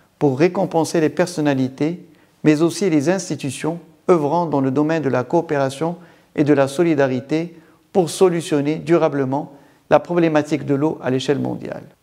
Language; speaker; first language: French; non-native, local second language; Arabic